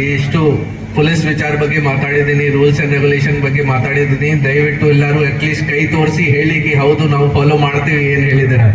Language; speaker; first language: Kannada; non-native, local second language; Hindi